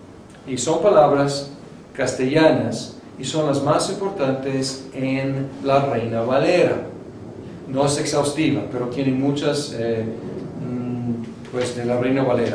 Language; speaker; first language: Spanish; non-native, fluent; English